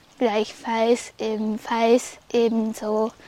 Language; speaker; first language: German; non-native, fluent; Japanese